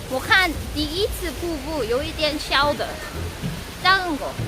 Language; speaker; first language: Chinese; non-native, learner; Korean